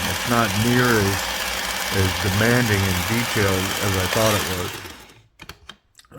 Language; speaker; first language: English; native; English